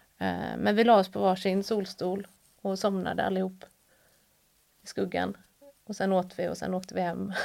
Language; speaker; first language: Swedish; native; Swedish